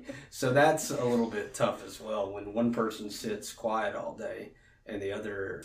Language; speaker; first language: English; native; English